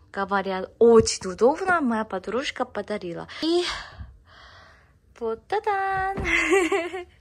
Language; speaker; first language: Russian; non-native, learner; Korean